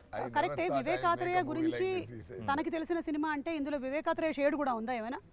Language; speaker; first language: Telugu; native; Telugu